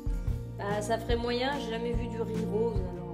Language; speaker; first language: French; native; French